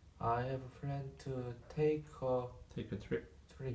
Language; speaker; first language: English; non-native, learner; Korean